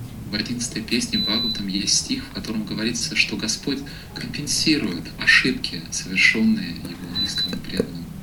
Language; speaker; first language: Russian; native; Russian